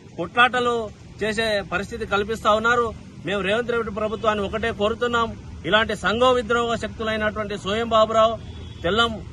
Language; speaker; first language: Telugu; non-native, local second language; Lambadi